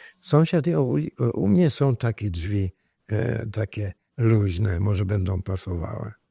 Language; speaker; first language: Polish; non-native, local second language; Rusyn